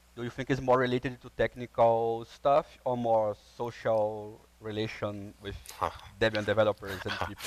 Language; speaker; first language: English; non-native, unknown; Portuguese